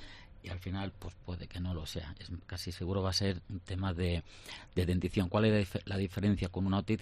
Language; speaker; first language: Spanish; native; Spanish